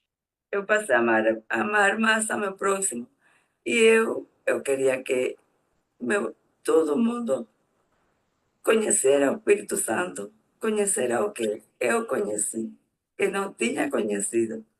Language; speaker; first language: Portuguese; non-native, fluent; Spanish